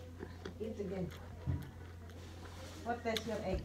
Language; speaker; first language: English; non-native, learner; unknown